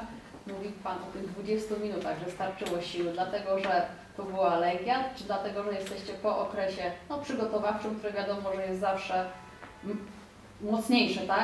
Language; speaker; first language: Polish; native; Polish